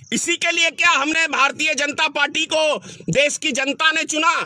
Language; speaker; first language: Hindi; native; Hindi